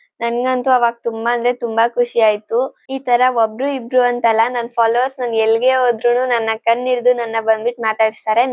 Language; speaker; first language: Kannada; non-native, local second language; Telugu